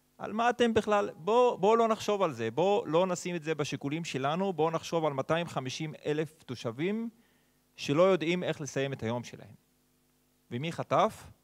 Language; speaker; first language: Hebrew; non-native, local second language; Arabic